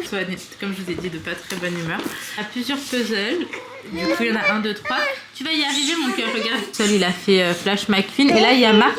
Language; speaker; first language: French; native; French